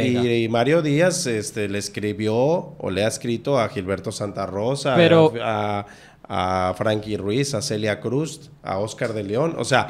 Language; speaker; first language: Spanish; native; Spanish